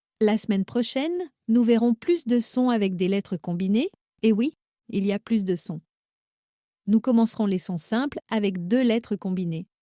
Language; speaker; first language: French; native; French